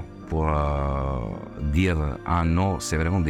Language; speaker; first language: French; non-native, fluent; Serbian